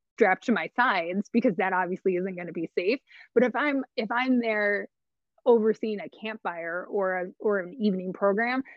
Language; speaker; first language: English; native; English